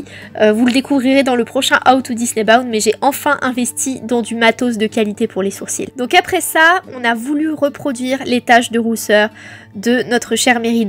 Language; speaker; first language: French; native; French